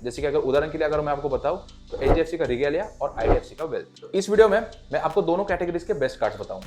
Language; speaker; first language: Hindi; native; Hindi